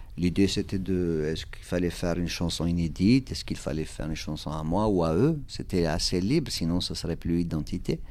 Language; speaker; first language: French; non-native, local second language; Kabyle